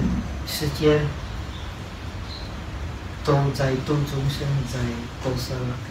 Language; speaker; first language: Chinese; non-native, fluent; Czech